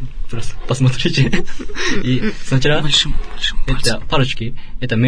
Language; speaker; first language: Russian; non-native, learner; Japanese